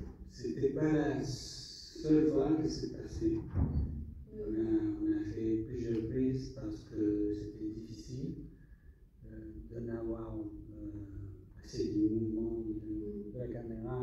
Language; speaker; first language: French; non-native, fluent; English